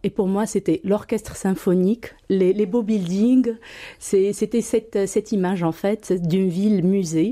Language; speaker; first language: French; non-native, local second language; Arabic